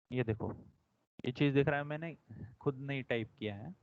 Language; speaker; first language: Hindi; non-native, local second language; Marathi